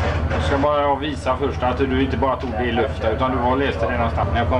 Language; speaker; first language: Swedish; native; Swedish